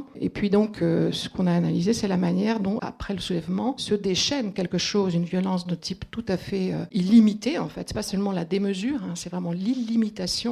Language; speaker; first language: French; native; French